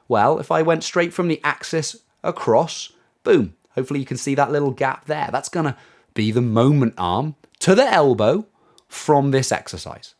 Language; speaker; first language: English; native; English